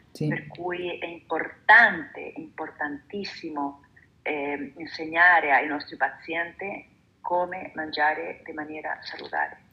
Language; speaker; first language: Italian; non-native, fluent; Spanish